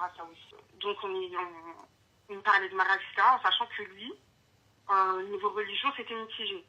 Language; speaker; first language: French; early bilingual, other home language; Arabic